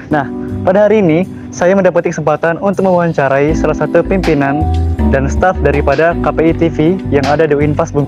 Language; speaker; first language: Indonesian; native; Indonesian